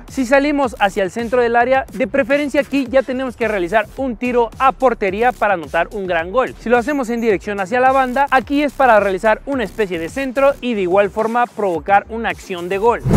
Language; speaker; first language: Spanish; native; Spanish